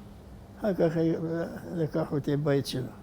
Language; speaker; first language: Hebrew; non-native, fluent; Arabic